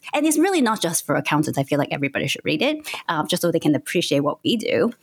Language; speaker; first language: English; non-native, local second language; Cantonese